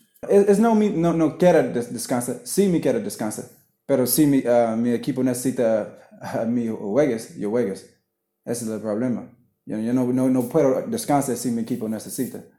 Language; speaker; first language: Spanish; non-native, learner; English